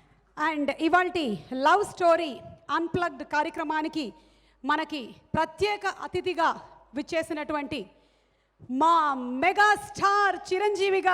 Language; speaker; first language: Telugu; native; Telugu